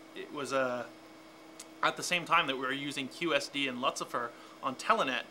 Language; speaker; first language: English; native; English